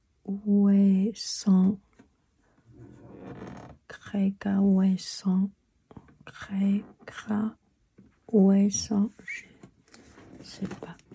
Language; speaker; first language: French; non-native, learner; Chinese